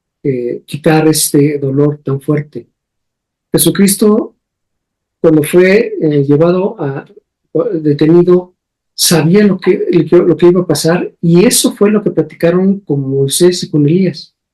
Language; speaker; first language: Spanish; native; Spanish